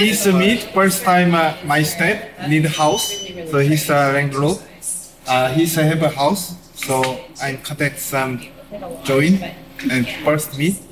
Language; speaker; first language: English; non-native, learner; Korean